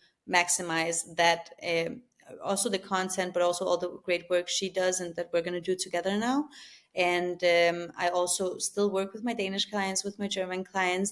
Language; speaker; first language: English; non-native, fluent; Albanian